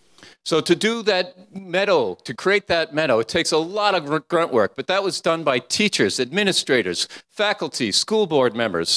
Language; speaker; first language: English; native; English